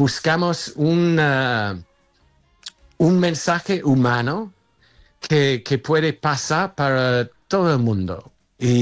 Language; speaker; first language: Spanish; non-native, fluent; English